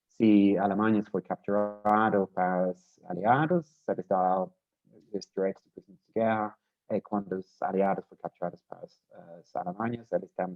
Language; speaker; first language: Portuguese; non-native, learner; English